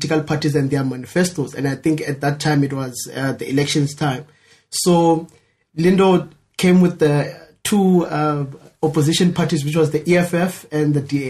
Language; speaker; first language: English; non-native, local second language; Northern Sotho